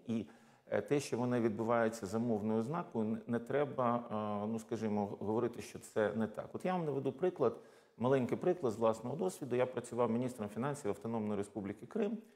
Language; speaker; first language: Ukrainian; non-native, local second language; Russian